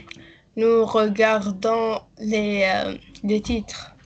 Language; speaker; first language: French; non-native, learner; Arabic